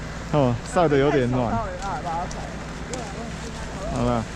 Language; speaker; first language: Chinese; native; Chinese